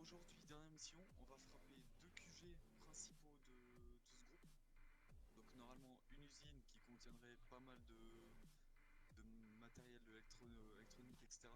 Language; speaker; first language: French; native; French